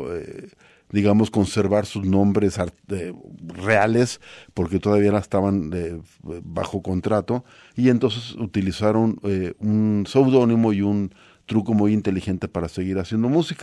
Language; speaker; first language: Spanish; native; Spanish